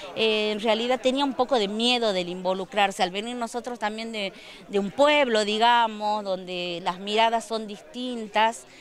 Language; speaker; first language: Spanish; native; Spanish